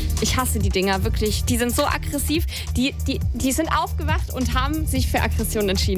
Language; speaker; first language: German; native; German